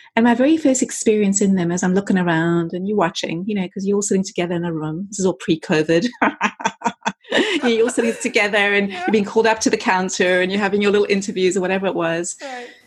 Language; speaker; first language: English; native; English